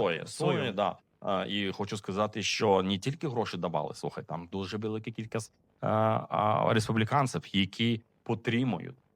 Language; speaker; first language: Ukrainian; non-native, fluent; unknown